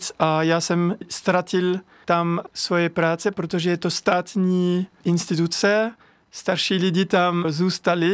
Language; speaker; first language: Czech; non-native, learner; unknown